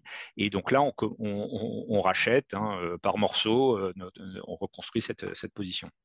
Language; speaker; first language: French; native; French